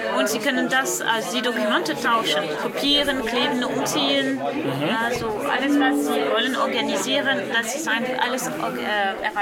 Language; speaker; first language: German; non-native, learner; French